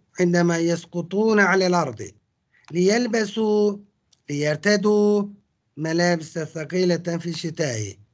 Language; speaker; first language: Arabic; non-native, fluent; Turkish